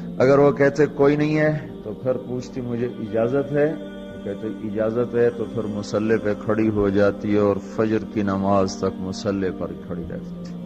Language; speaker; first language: Urdu; non-native, local second language; Punjabi